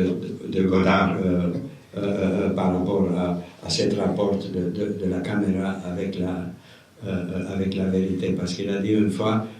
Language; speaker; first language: French; non-native, fluent; Romanian